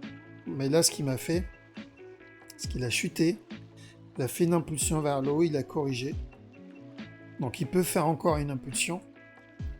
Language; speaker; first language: French; native; French